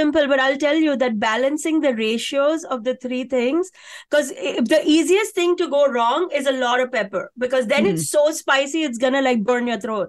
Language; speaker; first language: English; non-native, local second language; Hindi